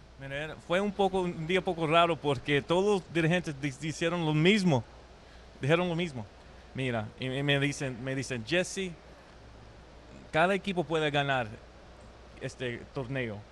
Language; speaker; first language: Spanish; early bilingual, heritage; Spanish